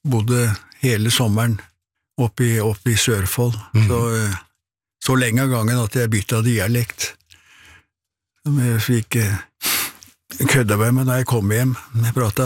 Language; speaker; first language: Norwegian; native; Norwegian